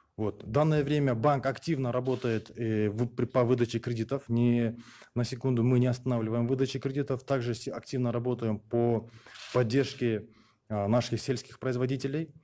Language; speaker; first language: Russian; non-native, local second language; Kyrgyz